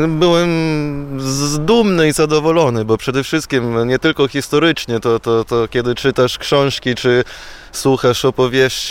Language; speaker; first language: Polish; non-native, fluent; Italian